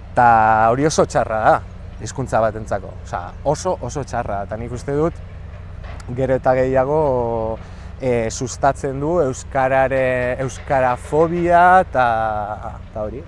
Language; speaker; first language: Basque; non-native, fluent; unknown